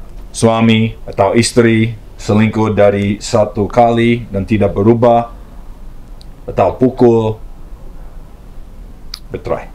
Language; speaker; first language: Indonesian; non-native, learner; English